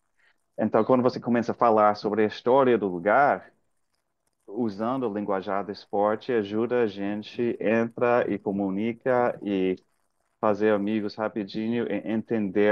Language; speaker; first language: Portuguese; non-native, fluent; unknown